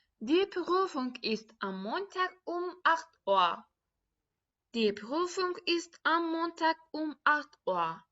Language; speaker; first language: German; non-native, fluent; Turkish